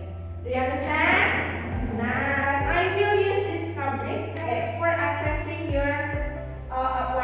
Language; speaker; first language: English; non-native, fluent; Indonesian